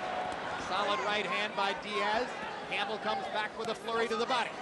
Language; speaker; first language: English; native; English